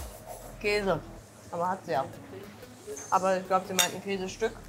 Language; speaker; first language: German; native; German